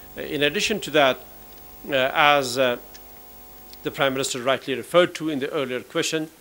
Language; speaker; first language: English; non-native, fluent; Pashto